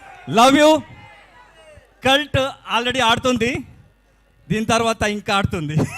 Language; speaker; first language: Telugu; non-native, learner; Kannada